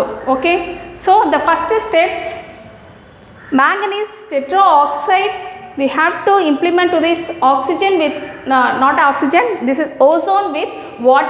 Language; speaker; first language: English; non-native, local second language; Tamil